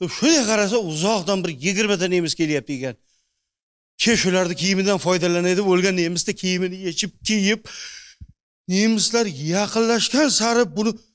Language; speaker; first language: Uzbek; native; Uzbek